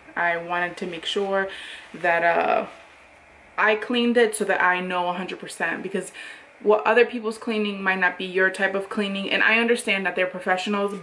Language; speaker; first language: English; native; English